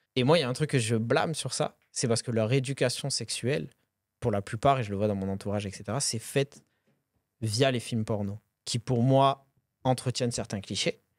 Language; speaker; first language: French; native; French